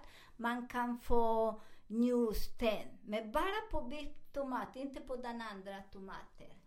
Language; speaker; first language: Swedish; non-native, learner; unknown